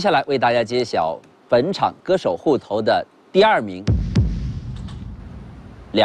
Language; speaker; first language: Chinese; native; Chinese